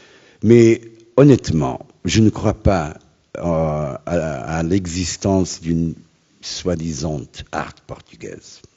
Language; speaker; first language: French; non-native, fluent; Portuguese